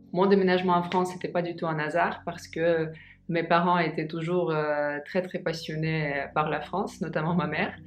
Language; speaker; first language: French; non-native, fluent; Russian